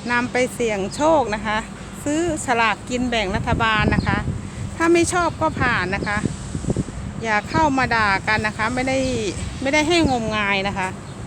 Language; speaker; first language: Thai; non-native, local second language; Northeastern Thai